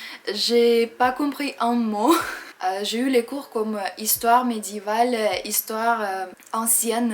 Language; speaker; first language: French; non-native, fluent; Russian